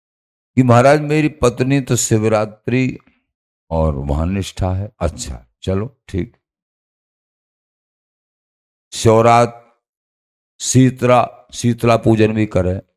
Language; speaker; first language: Hindi; native; Hindi